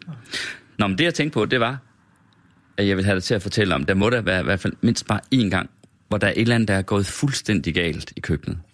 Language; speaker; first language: Danish; native; Danish